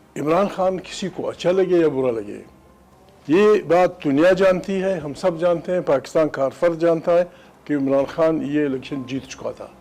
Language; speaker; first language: Urdu; non-native, local second language; Pashto